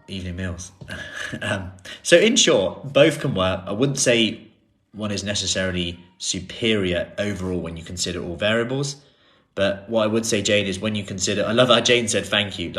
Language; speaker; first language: English; native; English